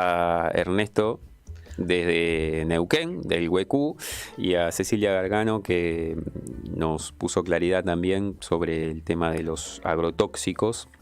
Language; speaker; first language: Spanish; native; Spanish